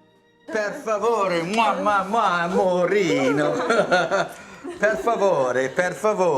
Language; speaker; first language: Italian; non-native, learner; English